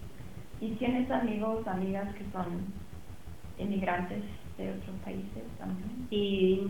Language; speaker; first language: Spanish; non-native, fluent; English